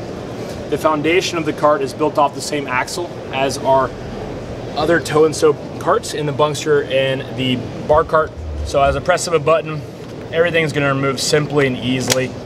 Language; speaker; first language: English; native; English